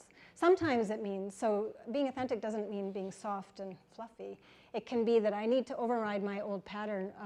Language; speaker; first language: English; native; English